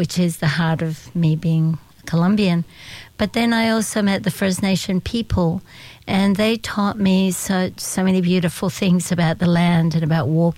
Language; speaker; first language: English; early bilingual, other home language; Spanish